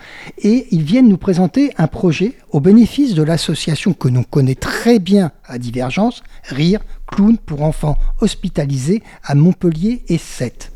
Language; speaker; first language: French; native; French